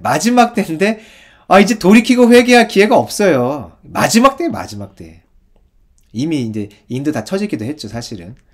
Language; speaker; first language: Korean; native; Korean